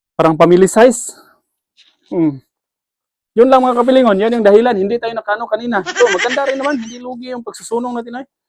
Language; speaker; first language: Filipino; non-native, local second language; Cebuano